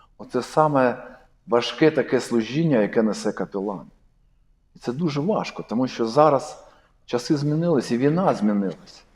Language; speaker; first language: Ukrainian; non-native, local second language; Russian